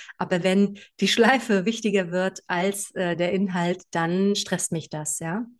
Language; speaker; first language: German; native; German